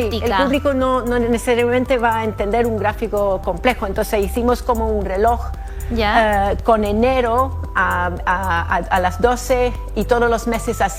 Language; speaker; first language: Spanish; non-native, fluent; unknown